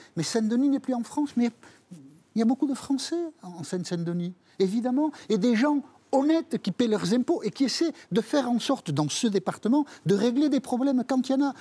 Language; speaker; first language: French; native; French